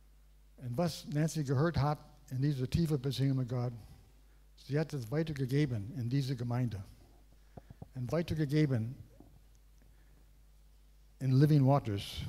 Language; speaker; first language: German; non-native, learner; English